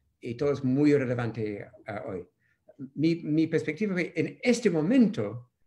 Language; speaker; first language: Spanish; non-native, fluent; English